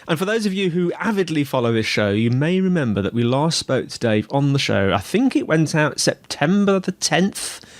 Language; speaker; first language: English; native; English